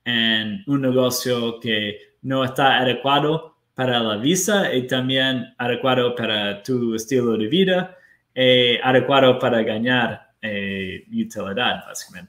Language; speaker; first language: Spanish; non-native, fluent; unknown